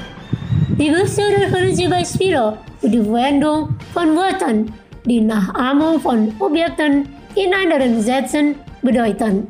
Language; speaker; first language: German; non-native, fluent; Indonesian